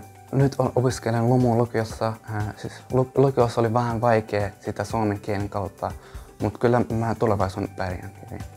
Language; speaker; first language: Finnish; early bilingual, other home language; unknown